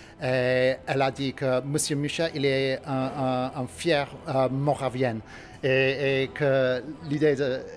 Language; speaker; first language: French; non-native, learner; English